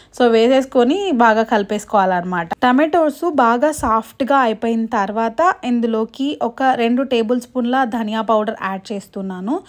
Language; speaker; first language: Telugu; non-native, local second language; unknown